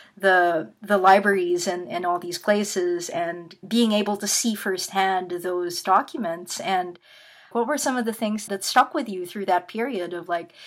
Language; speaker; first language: English; non-native, local second language; Filipino